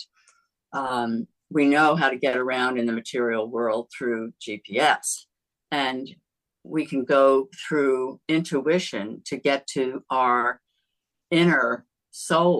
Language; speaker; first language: English; native; English